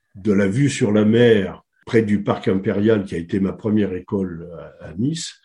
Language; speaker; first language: French; native; French